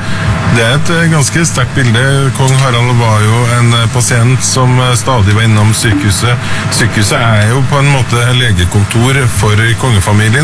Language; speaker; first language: Norwegian; native; Norwegian